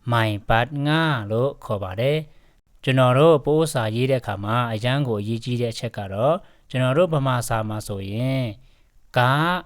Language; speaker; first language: Burmese; non-native, local second language; Pa'o Karen